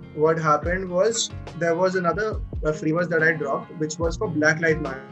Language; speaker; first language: English; non-native, local second language; Hindi